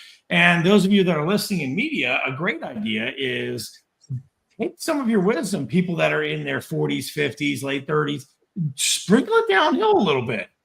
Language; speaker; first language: English; native; English